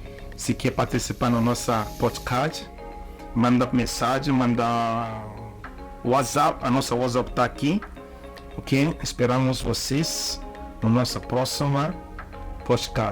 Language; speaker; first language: Portuguese; non-native, learner; Igbo